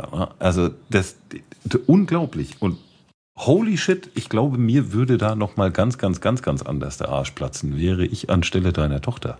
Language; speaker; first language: German; native; German